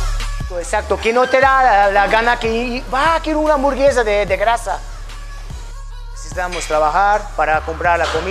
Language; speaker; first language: Spanish; non-native, fluent; Hungarian